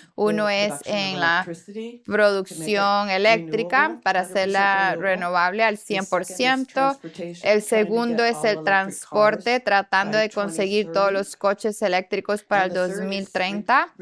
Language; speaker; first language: Spanish; non-native, fluent; English